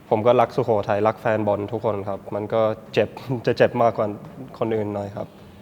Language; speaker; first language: Thai; early bilingual, heritage; Thai